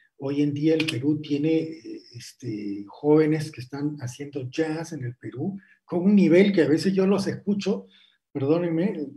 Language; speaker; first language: Spanish; native; Spanish